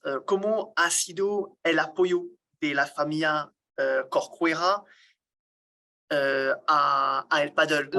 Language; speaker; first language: Spanish; non-native, learner; French